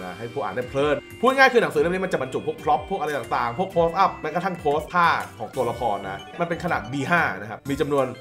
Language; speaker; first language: Thai; native; Thai